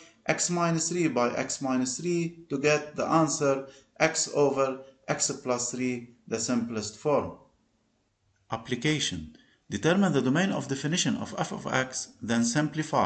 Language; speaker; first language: English; non-native, local second language; Arabic